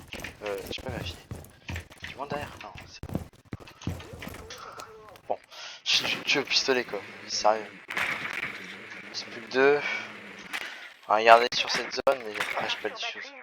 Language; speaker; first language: French; native; French